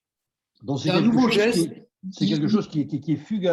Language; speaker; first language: French; native; French